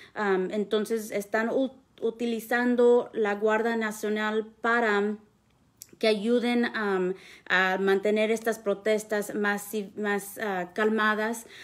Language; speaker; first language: Spanish; early bilingual, heritage; Spanish